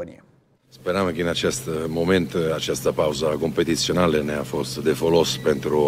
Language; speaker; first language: Romanian; non-native, fluent; Italian